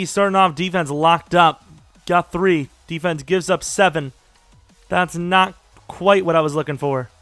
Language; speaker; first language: English; native; English